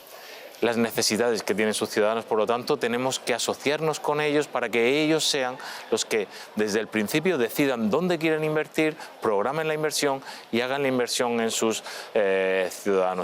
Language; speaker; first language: Spanish; native; Spanish